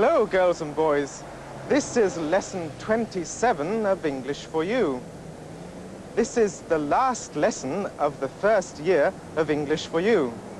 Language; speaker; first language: English; non-native, fluent; German